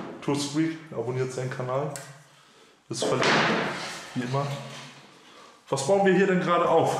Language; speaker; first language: German; native; German